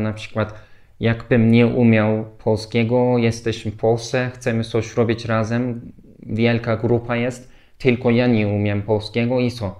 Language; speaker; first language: Polish; non-native, learner; Turkish